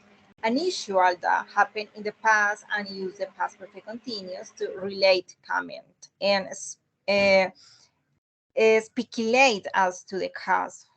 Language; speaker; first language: English; non-native, learner; Spanish